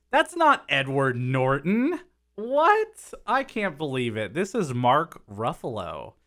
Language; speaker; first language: English; native; English